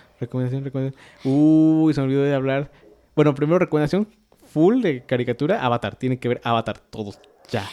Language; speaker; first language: Spanish; native; Spanish